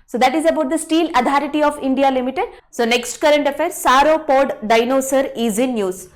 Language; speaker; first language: English; non-native, local second language; Telugu